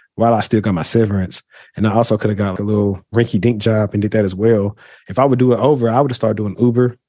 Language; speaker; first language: English; native; English